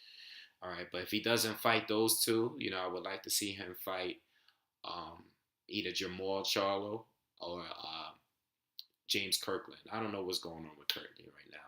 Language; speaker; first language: English; native; English